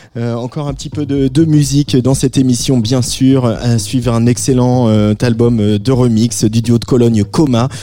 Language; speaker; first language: French; native; French